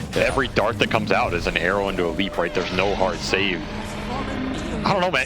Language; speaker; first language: English; native; English